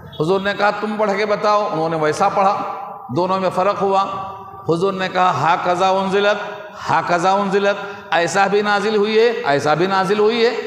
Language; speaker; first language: Urdu; native; Urdu